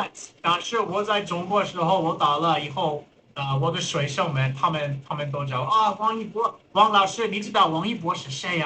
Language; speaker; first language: Chinese; non-native, learner; English